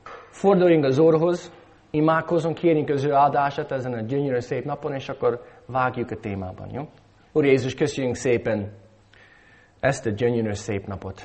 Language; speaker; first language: Hungarian; non-native, fluent; English